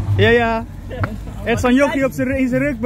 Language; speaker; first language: Dutch; native; Dutch